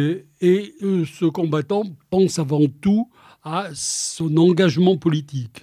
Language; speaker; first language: French; native; French